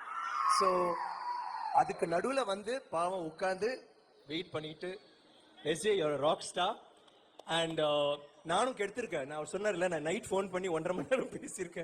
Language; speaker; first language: Tamil; native; Tamil